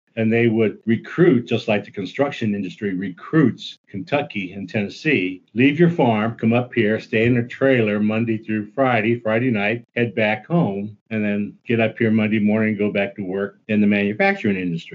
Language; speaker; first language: English; native; English